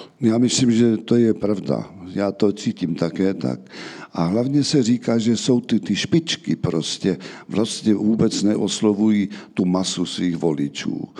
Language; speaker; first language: Czech; native; Czech